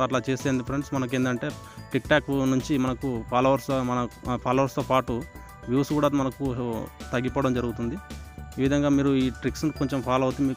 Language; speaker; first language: Telugu; native; Telugu